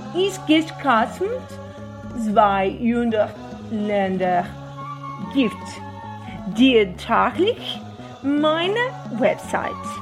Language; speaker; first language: German; non-native, learner; Portuguese